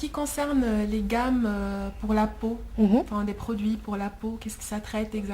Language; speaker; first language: French; native; French